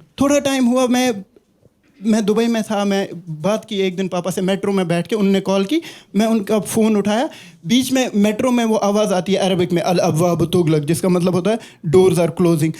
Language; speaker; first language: Hindi; non-native, local second language; Kashmiri